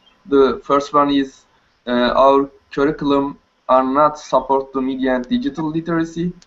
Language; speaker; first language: English; non-native, learner; Turkish